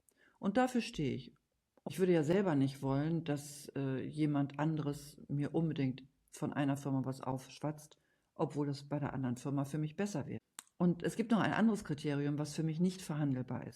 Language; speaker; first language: German; native; German